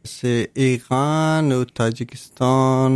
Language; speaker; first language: French; non-native, learner; Persian